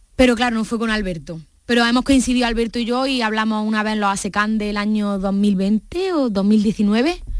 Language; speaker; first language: Spanish; native; Spanish